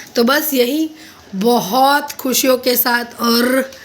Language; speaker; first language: Hindi; non-native, local second language; Gujarati